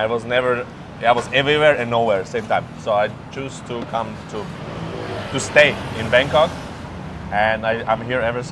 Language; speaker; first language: English; non-native, fluent; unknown